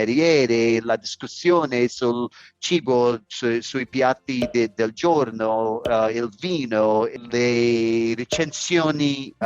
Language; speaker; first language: Italian; non-native, learner; English